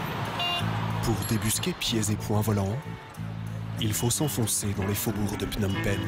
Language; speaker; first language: French; native; French